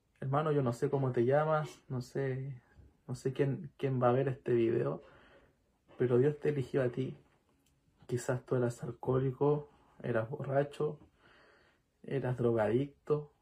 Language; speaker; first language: Spanish; native; Spanish